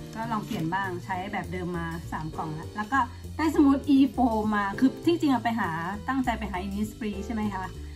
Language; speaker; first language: Thai; native; Thai